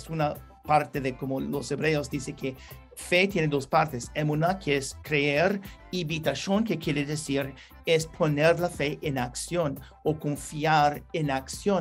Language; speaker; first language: Spanish; non-native, learner; English